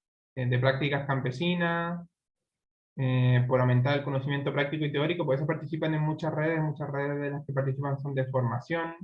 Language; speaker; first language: Spanish; native; Spanish